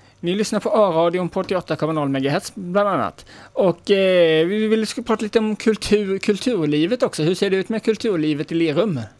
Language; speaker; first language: Swedish; native; Swedish